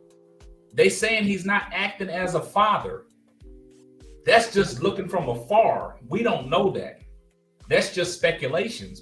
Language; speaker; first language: English; native; English